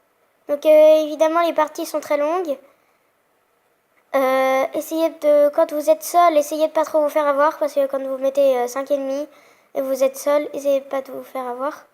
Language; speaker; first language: French; native; French